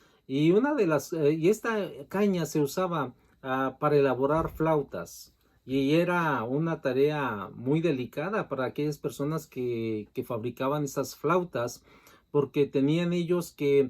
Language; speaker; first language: Spanish; native; Spanish